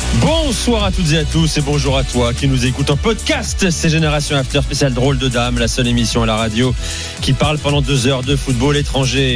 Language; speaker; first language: French; native; French